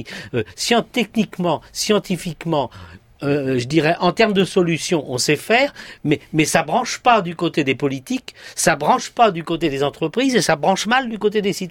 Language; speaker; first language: French; native; French